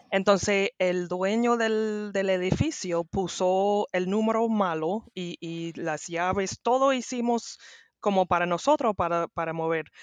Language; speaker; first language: Spanish; non-native, learner; English